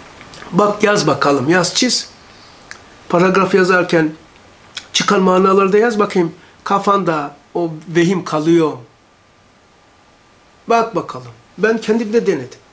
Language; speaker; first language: Turkish; native; Turkish